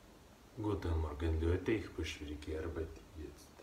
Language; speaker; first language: German; non-native, learner; Russian